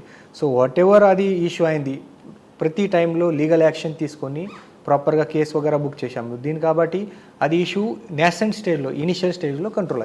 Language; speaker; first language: Telugu; non-native, learner; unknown